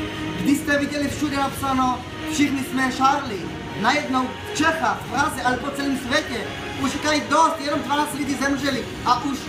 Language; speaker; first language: Czech; early bilingual, heritage; Czech